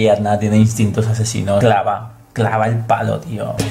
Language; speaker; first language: Spanish; native; Spanish